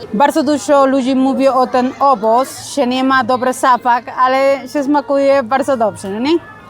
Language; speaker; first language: Polish; non-native, learner; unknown